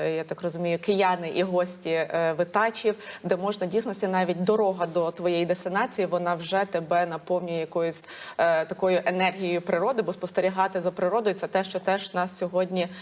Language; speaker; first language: Ukrainian; native; Ukrainian